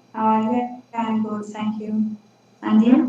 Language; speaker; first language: English; non-native, learner; Kurdish